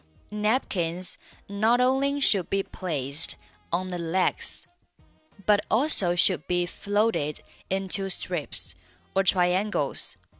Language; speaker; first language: English; non-native, fluent; Chinese